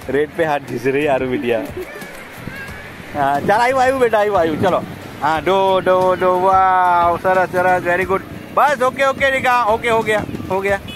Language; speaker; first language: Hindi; non-native, local second language; Gujarati